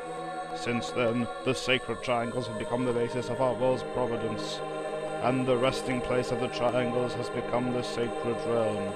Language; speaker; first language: English; native; English